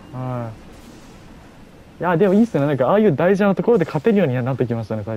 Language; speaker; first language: Japanese; native; Japanese